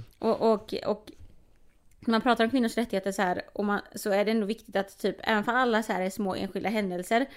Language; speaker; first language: Swedish; native; Swedish